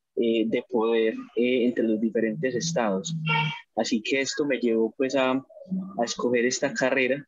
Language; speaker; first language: Spanish; native; Spanish